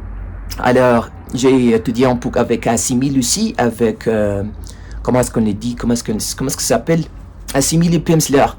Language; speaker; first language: French; non-native, learner; Spanish